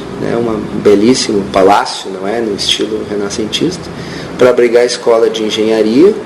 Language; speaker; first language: Portuguese; native; Portuguese